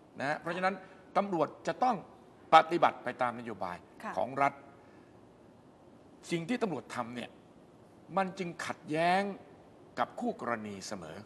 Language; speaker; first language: Thai; native; Thai